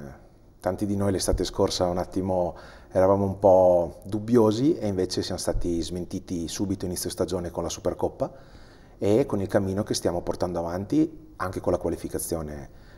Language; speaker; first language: Italian; native; Italian